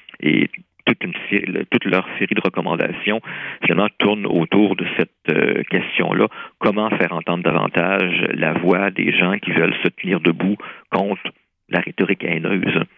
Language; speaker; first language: French; native; French